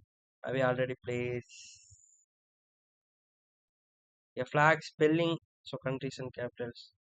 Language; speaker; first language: English; non-native, local second language; Tamil